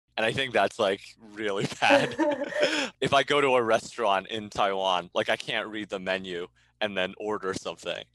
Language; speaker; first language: English; early bilingual, other home language; Chinese